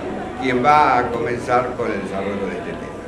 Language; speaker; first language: Spanish; native; Spanish